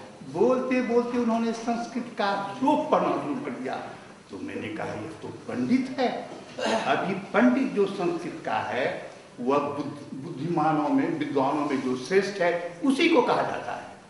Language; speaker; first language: Hindi; native; Hindi